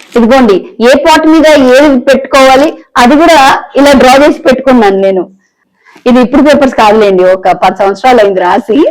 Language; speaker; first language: Telugu; non-native, local second language; Bangla